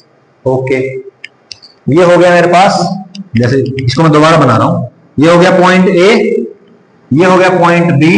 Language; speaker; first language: Hindi; native; Hindi